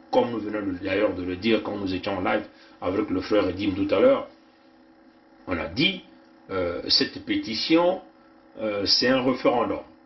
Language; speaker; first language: French; non-native, local second language; Kongo